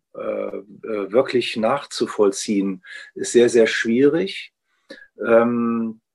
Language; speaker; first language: German; early bilingual, heritage; Greek